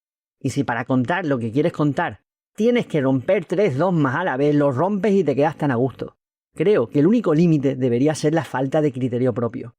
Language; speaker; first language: Spanish; native; Spanish